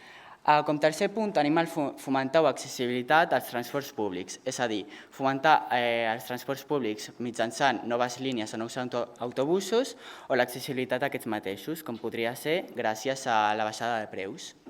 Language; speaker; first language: Catalan; native; Catalan